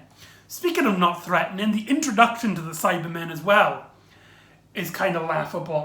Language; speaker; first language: English; native; English